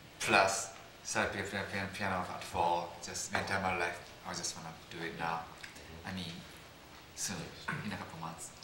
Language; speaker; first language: English; non-native, fluent; Japanese